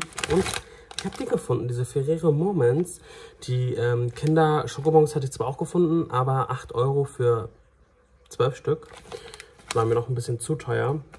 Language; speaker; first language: German; native; German